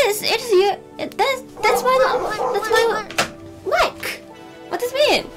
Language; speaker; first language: English; non-native, learner; Korean